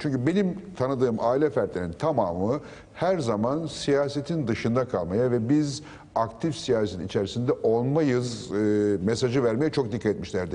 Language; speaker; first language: Turkish; native; Turkish